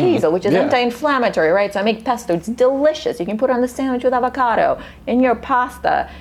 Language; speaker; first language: English; early bilingual, other home language; Russian